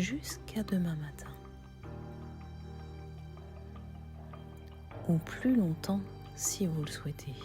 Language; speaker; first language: French; native; French